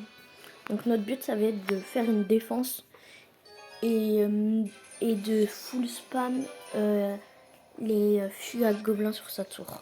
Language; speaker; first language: French; native; French